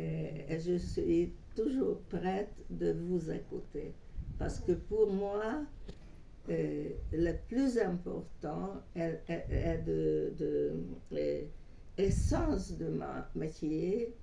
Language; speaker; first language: French; non-native, fluent; Hungarian